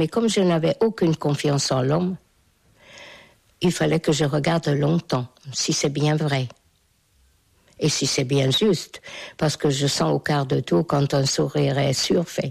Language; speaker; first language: French; non-native, fluent; Hungarian